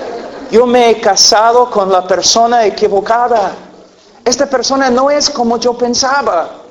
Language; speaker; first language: Spanish; non-native, fluent; English